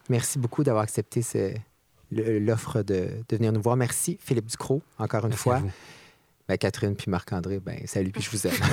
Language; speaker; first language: French; native; French